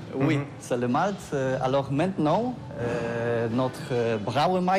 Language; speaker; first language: French; non-native, learner; Polish